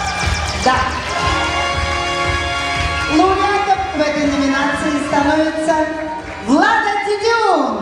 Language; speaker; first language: Russian; native; Russian